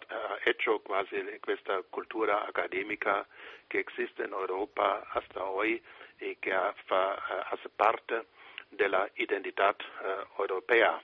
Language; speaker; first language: Spanish; non-native, fluent; German